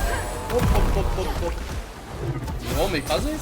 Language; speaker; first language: French; native; French